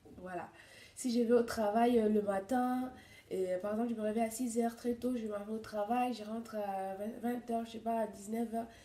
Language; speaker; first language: French; non-native, local second language; Swahili